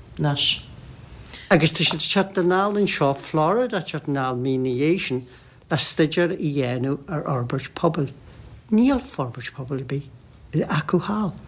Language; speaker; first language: Irish; native; Irish